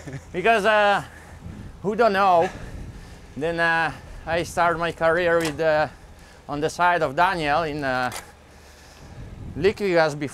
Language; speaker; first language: English; non-native, fluent; Slovak